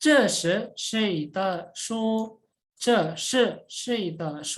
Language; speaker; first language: Chinese; non-native, fluent; Indonesian